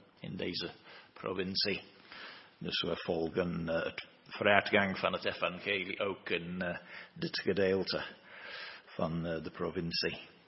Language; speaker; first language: Dutch; non-native, fluent; English